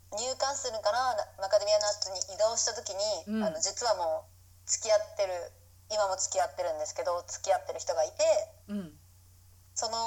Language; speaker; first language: Japanese; native; Japanese